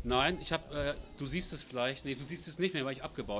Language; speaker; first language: German; native; German